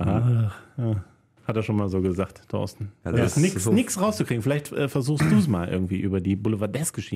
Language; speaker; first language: German; native; German